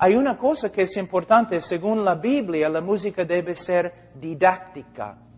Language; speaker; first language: Spanish; non-native, fluent; English